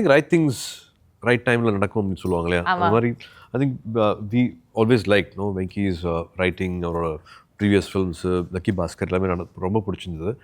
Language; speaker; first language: Tamil; native; Tamil